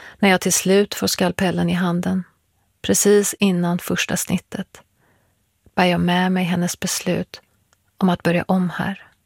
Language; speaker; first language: Swedish; early bilingual, other home language; Persian